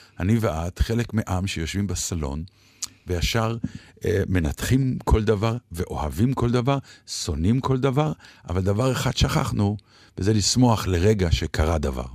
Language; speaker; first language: Hebrew; native; Hebrew